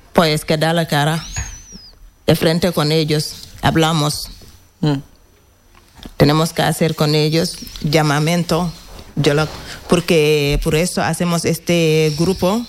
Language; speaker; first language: Spanish; non-native, learner; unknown